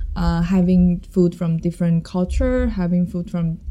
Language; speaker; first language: English; non-native, fluent; Chinese